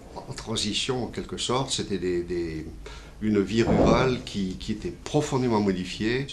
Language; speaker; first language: French; native; French